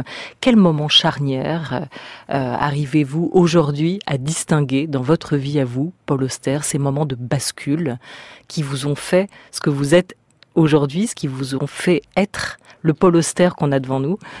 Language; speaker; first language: French; native; French